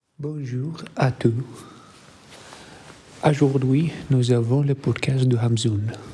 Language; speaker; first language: French; non-native, learner; Arabic